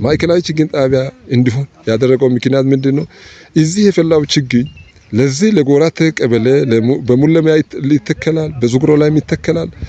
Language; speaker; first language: Amharic; non-native, local second language; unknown